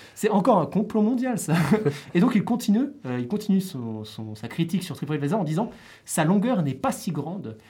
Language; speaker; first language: French; native; French